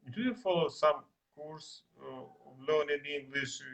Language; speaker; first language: English; non-native, learner; Ukrainian